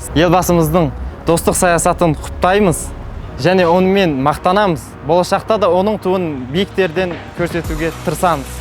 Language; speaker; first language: Kazakh; non-native, local second language; Uzbek